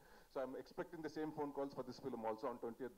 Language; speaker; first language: Telugu; native; Telugu